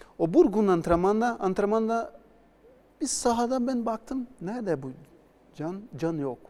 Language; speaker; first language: Turkish; non-native, learner; Portuguese